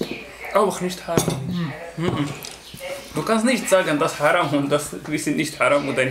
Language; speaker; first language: German; non-native, learner; Arabic